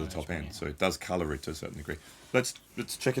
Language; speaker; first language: English; native; English